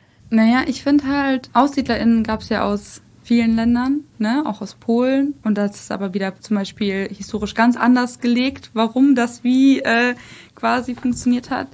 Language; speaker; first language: German; early bilingual, other home language; Russian